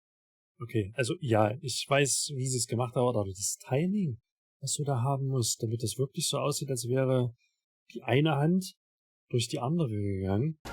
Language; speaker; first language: German; native; German